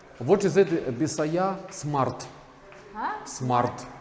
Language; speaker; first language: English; non-native, learner; Ukrainian